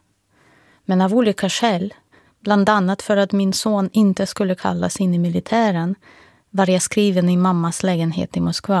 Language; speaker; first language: Swedish; non-native, fluent; Russian